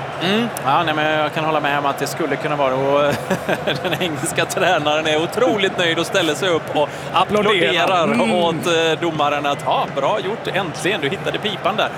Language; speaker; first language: Swedish; native; Swedish